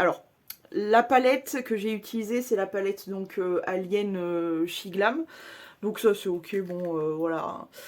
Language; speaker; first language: French; native; French